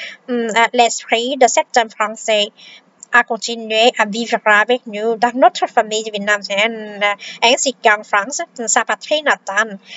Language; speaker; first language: French; non-native, fluent; Vietnamese